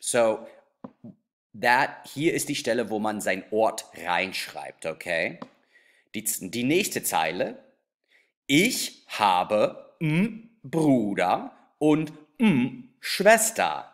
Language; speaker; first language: German; non-native, fluent; English